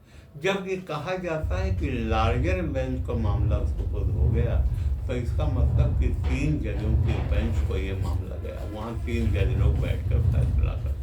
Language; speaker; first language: Hindi; native; Hindi